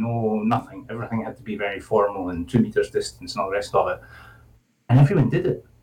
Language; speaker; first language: English; native; English